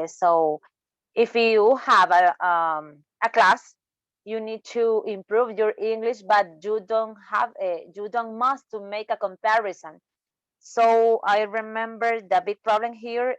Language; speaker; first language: English; non-native, learner; Spanish